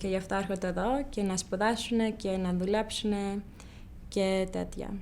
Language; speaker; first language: Greek; early bilingual, heritage; Greek